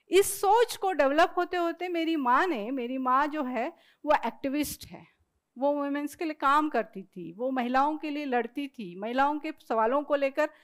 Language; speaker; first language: Hindi; non-native, local second language; Marathi